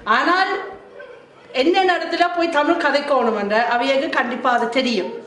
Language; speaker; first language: Tamil; non-native, fluent; German